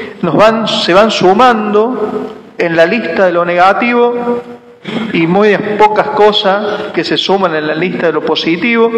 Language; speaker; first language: Spanish; native; Spanish